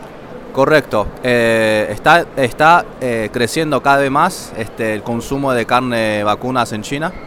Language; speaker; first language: Spanish; non-native, fluent; Chinese